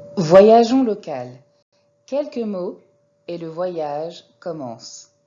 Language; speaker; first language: French; native; French